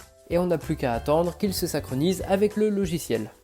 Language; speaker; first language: French; native; French